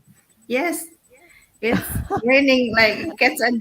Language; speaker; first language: English; non-native, fluent; Indonesian